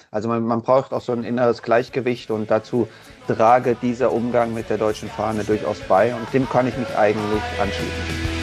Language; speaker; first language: German; native; German